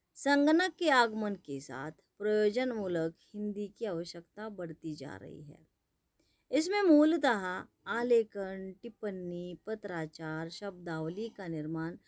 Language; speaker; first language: Hindi; non-native, local second language; Marathi